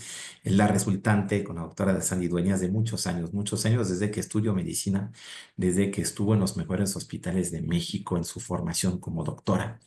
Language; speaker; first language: Spanish; native; Spanish